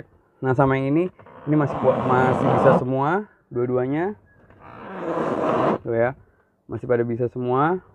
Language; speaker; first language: Indonesian; native; Indonesian